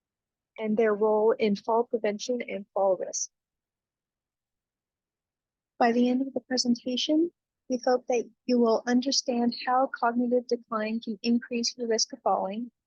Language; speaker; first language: English; native; English